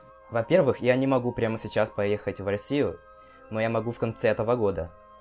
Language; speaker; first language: Russian; non-native, fluent; Portuguese